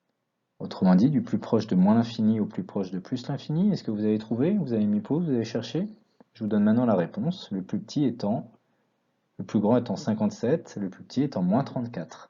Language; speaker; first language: French; native; French